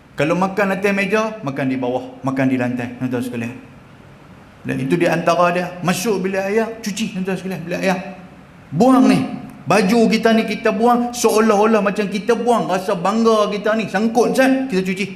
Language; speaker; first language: Malay; native; Malay